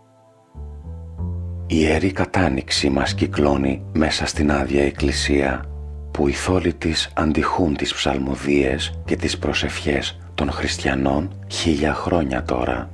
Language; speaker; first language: Greek; native; Greek